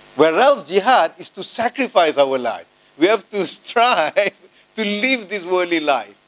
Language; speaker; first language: English; non-native, local second language; Malay